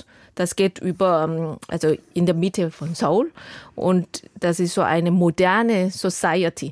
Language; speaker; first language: German; non-native, fluent; Korean